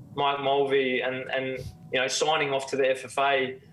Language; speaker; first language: English; native; English